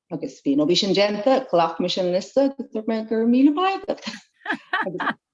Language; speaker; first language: Irish; non-native, local second language; English